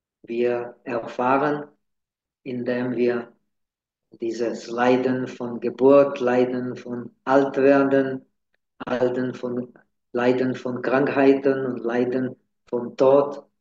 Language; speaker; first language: German; non-native, fluent; Czech